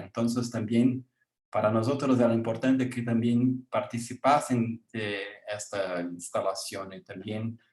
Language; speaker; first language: Spanish; non-native, learner; Portuguese